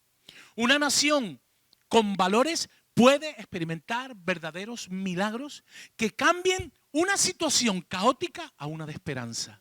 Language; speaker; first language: Spanish; native; Spanish